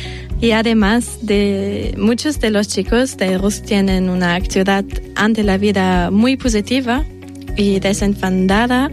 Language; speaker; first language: Spanish; non-native, fluent; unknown